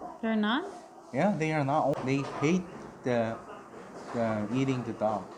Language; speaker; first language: English; non-native, learner; Korean